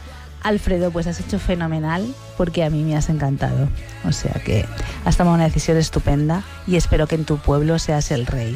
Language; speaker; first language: Spanish; native; Spanish